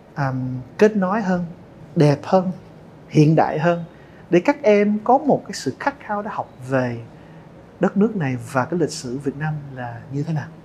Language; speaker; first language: Vietnamese; early bilingual, heritage; Vietnamese